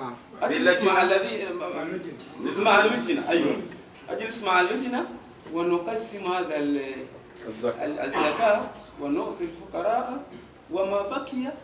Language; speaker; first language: Arabic; non-native, learner; Ganda